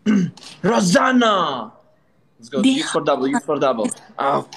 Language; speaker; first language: English; non-native, learner; Russian